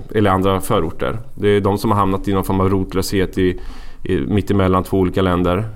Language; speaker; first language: Swedish; native; Swedish